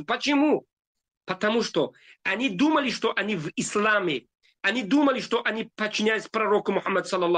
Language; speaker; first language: Russian; non-native, fluent; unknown